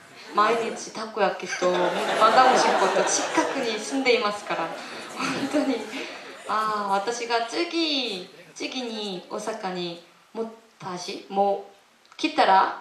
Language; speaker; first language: Japanese; non-native, learner; Korean